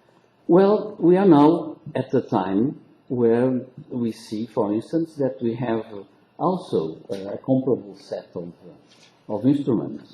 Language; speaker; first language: English; non-native, local second language; Portuguese